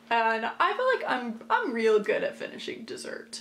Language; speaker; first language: English; native; English